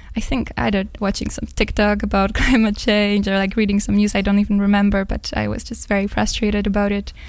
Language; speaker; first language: English; non-native, fluent; Polish